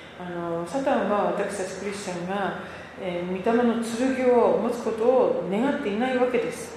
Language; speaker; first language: Japanese; native; Japanese